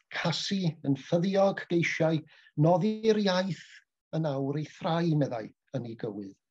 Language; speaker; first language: Welsh; native; Welsh